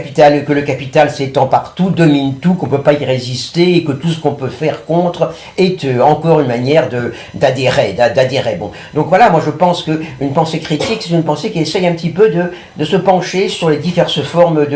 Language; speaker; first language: French; native; French